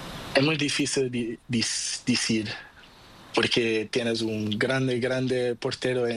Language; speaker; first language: Spanish; non-native, learner; Portuguese